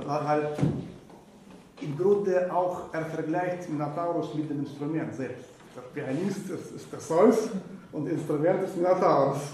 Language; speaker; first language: German; non-native, fluent; Russian